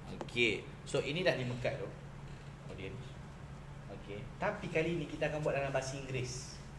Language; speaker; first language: Malay; native; Malay